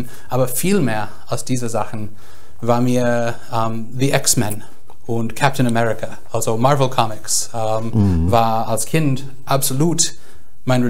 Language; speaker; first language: German; non-native, fluent; English